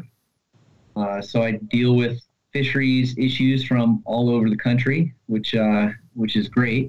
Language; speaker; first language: English; native; English